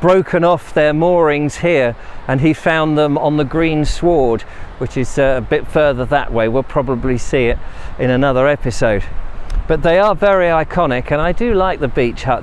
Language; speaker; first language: English; native; English